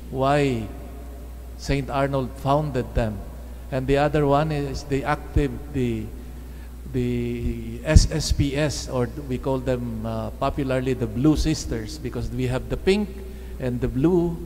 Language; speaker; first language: English; non-native, local second language; Filipino